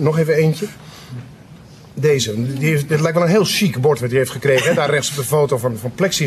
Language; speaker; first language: Dutch; native; Dutch